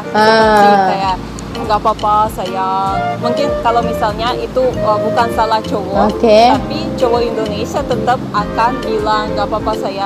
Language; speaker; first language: Indonesian; non-native, fluent; Russian